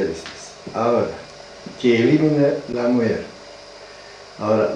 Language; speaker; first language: Spanish; non-native, learner; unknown